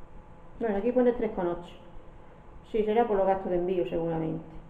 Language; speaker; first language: Spanish; native; Spanish